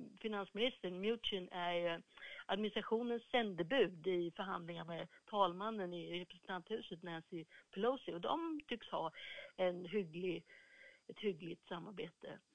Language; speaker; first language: Swedish; native; Swedish